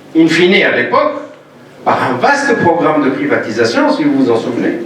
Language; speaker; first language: French; non-native, local second language; Arabic